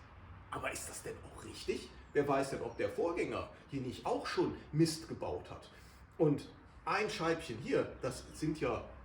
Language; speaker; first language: German; native; German